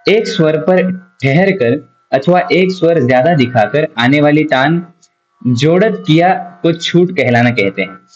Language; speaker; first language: Hindi; non-native, local second language; Marathi